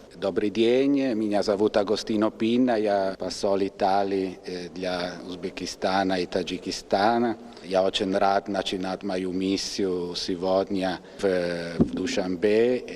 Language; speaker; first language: Russian; non-native, fluent; Italian